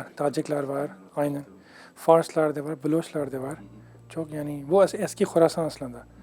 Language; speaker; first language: Turkish; non-native, fluent; Urdu